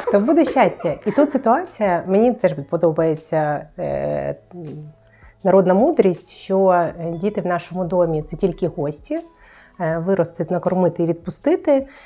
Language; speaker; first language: Ukrainian; native; Ukrainian